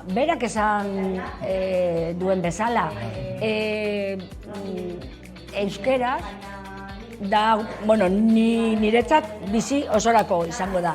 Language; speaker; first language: Basque; non-native, local second language; Spanish